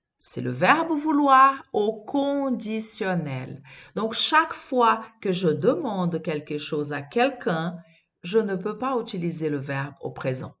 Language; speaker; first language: French; non-native, fluent; Portuguese